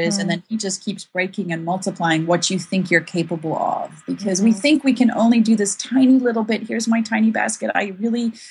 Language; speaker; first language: English; native; English